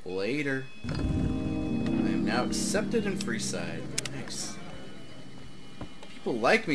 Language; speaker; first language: English; native; English